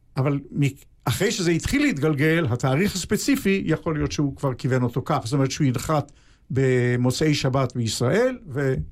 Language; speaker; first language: Hebrew; native; Hebrew